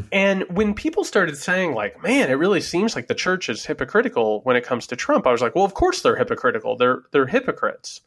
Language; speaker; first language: English; native; English